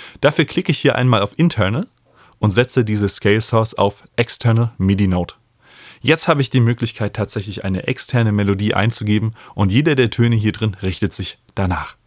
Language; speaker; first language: German; native; German